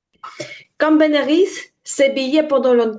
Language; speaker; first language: French; non-native, learner; Ukrainian